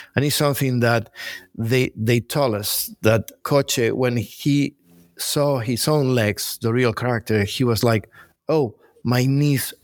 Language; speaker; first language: English; non-native, fluent; Spanish